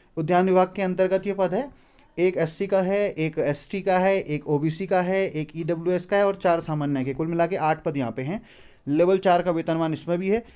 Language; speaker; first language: Hindi; native; Hindi